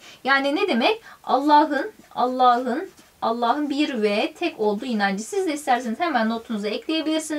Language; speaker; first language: Turkish; native; Turkish